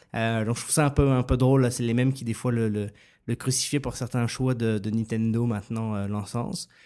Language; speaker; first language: French; native; French